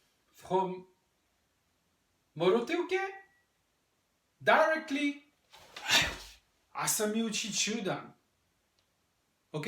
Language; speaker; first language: English; non-native, learner; French